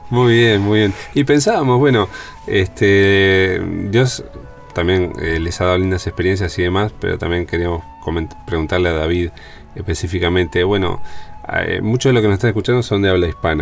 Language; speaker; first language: Spanish; native; Spanish